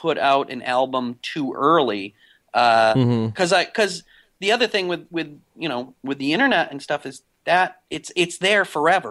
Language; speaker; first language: English; native; English